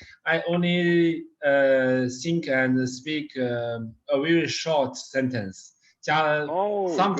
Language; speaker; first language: English; non-native, learner; Chinese